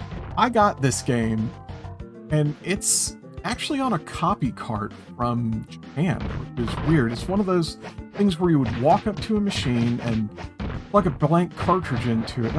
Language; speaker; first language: English; native; English